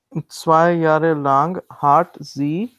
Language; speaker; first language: German; non-native, learner; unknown